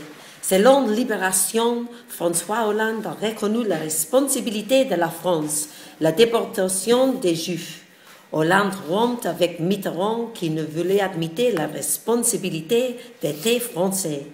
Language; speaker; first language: French; non-native, learner; English